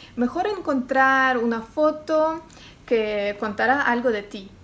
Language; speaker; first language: Spanish; non-native, learner; Ukrainian